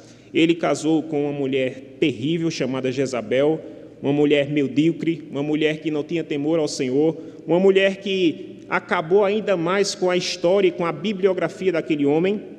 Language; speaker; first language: Portuguese; native; Portuguese